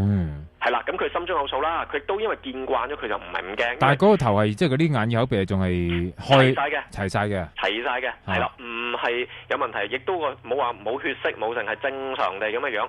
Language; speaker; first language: Cantonese; native; Cantonese